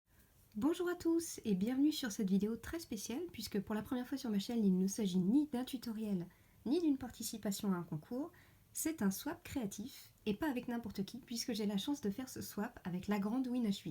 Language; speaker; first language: French; native; French